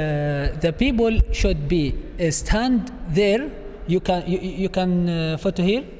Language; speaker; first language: English; non-native, learner; Arabic